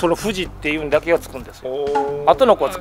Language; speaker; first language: Japanese; native; Japanese